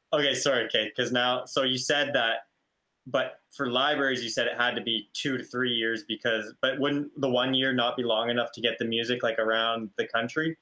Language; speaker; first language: English; native; English